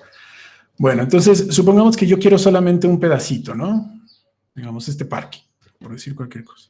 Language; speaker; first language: Spanish; native; Spanish